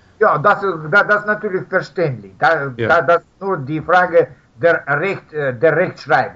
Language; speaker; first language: German; non-native, fluent; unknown